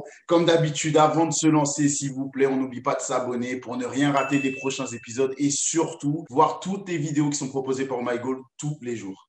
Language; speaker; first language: French; native; French